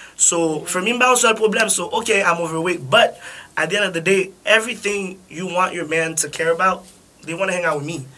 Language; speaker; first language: English; early bilingual, other home language; French